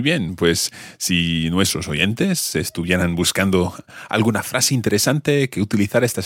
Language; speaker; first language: Spanish; non-native, fluent; English